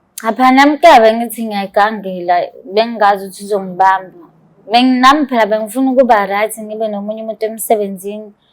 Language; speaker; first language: Zulu; native; Zulu